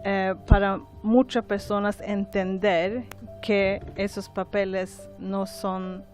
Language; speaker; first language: Spanish; non-native, learner; Swedish